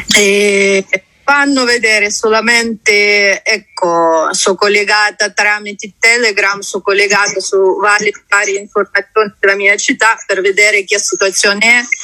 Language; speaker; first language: Italian; non-native, fluent; Ukrainian